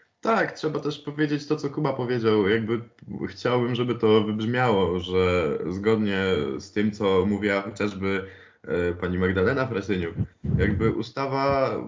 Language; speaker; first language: Polish; native; Polish